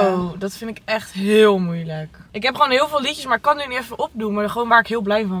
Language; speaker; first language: Dutch; native; Dutch